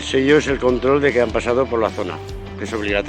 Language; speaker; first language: Spanish; native; Spanish